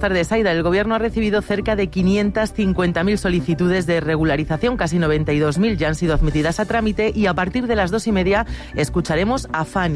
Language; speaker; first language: Spanish; native; Spanish